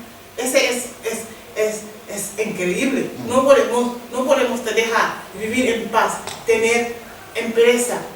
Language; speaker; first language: Spanish; non-native, learner; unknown